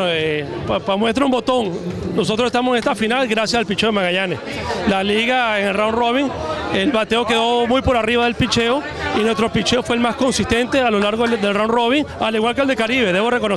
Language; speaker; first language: Spanish; native; Spanish